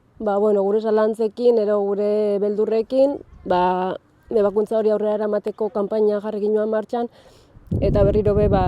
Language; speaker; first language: Basque; native; Basque